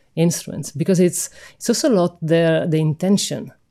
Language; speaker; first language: English; non-native, fluent; Italian